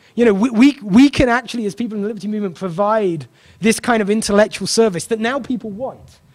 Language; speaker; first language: English; native; English